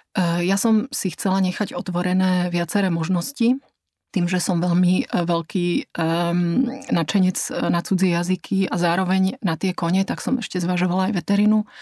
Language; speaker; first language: Slovak; native; Slovak